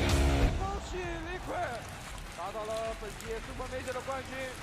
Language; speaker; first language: Chinese; native; Chinese